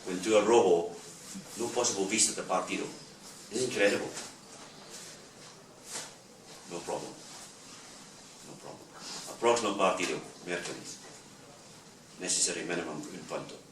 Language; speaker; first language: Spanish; non-native, learner; English